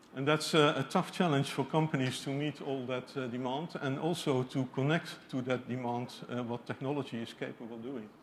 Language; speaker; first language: English; non-native, fluent; Dutch